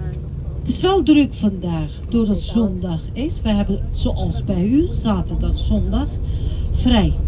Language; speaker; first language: Dutch; non-native, fluent; Turkish